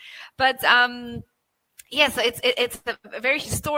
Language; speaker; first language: English; non-native, fluent; German